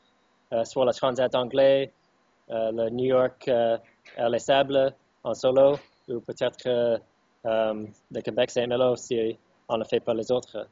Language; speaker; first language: French; non-native, fluent; English